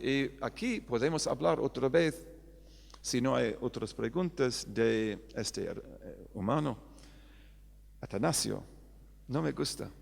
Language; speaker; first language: Spanish; non-native, fluent; English